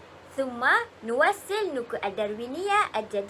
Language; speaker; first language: Arabic; non-native, learner; Malay